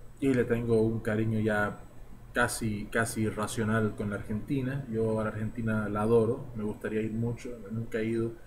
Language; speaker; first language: Spanish; early bilingual, heritage; Spanish